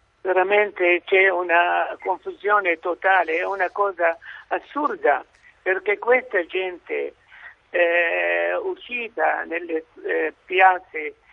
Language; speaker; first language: Italian; non-native, fluent; Arabic